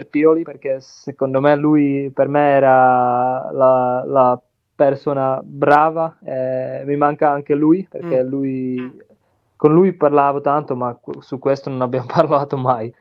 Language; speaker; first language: Italian; non-native, learner; Czech